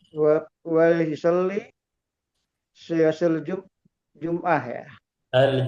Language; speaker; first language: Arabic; non-native, learner; Indonesian